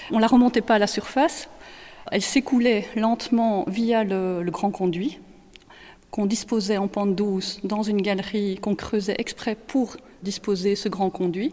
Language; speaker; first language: French; native; French